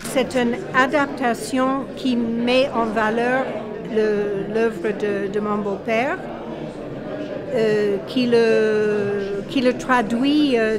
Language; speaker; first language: French; non-native, fluent; English